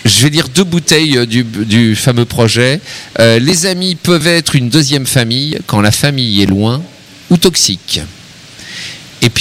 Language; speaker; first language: French; native; French